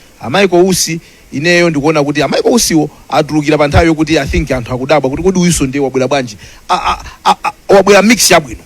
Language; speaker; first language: Nyanja; non-native, local second language; Tumbuka